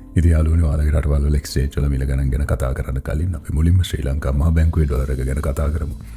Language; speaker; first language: Sinhala; non-native, local second language; Tamil